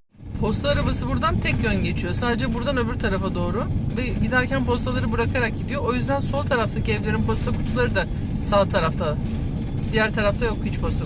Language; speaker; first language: Turkish; native; Turkish